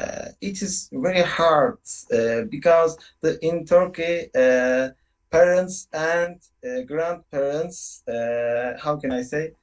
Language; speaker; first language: English; non-native, learner; Turkish